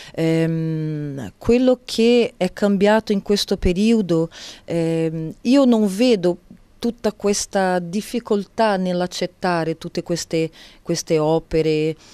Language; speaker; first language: Italian; non-native, fluent; Portuguese